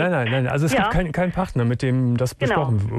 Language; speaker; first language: German; native; German